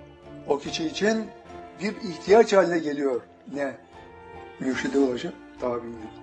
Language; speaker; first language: Turkish; native; Turkish